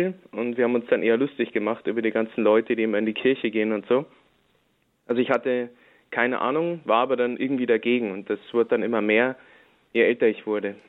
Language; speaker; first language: German; native; German